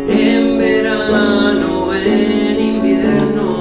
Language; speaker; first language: Spanish; native; Spanish